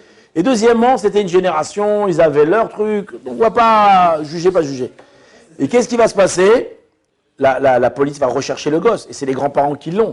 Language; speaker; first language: French; native; French